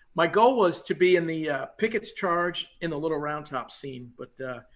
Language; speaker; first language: English; native; English